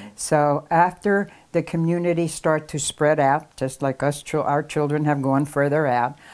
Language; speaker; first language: English; native; English